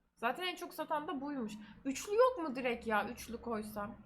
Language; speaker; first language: Turkish; native; Turkish